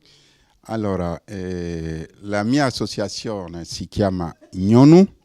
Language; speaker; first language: Italian; non-native, fluent; Fon